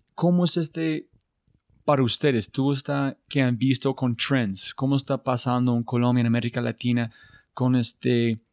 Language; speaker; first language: Spanish; non-native, learner; English